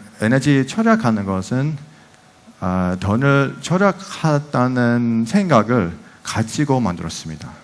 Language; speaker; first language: Korean; non-native, fluent; Dutch